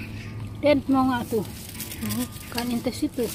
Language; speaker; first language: Swedish; non-native, learner; Indonesian